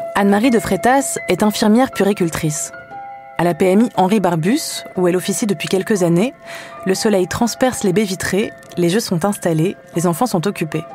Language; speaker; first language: French; native; French